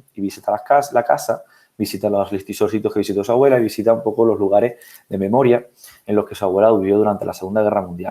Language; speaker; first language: Spanish; native; Spanish